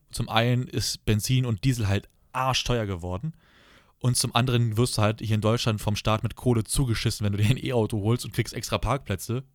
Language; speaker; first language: German; native; German